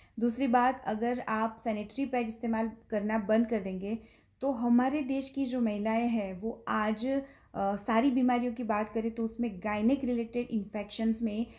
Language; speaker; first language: Hindi; non-native, local second language; Gujarati